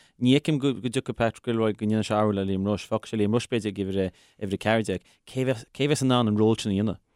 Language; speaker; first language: Irish; non-native, local second language; English